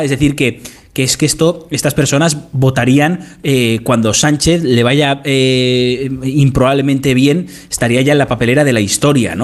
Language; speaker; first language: Spanish; native; Spanish